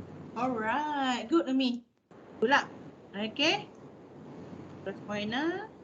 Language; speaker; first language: Malay; native; Malay